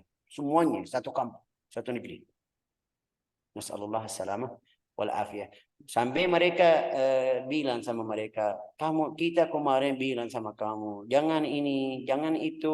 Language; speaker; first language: Indonesian; non-native, fluent; Arabic